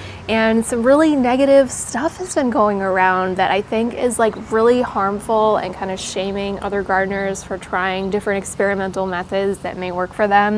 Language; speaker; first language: English; native; English